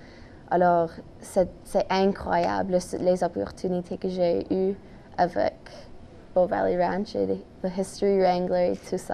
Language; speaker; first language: French; non-native, local second language; English